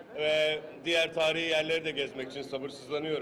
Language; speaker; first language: Turkish; native; Turkish